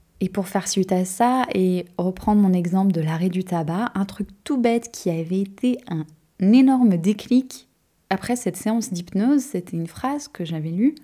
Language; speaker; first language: French; native; French